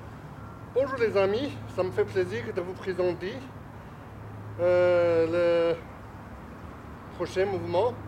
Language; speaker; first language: French; non-native, fluent; Chinese